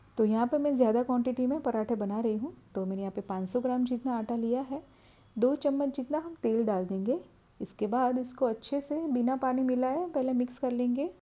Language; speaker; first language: Hindi; non-native, local second language; Gujarati